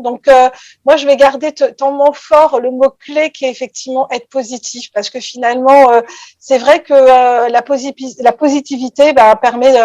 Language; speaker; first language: French; native; French